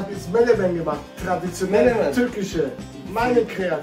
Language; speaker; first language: German; non-native, local second language; Turkish